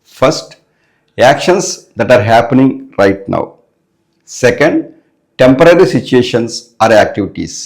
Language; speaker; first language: English; non-native, local second language; Telugu